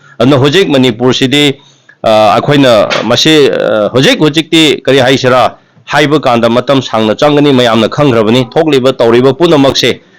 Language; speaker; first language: Manipuri; non-native, local second language; Tangkhul Naga (India)